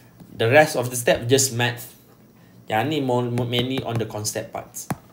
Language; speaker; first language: English; non-native, local second language; Malay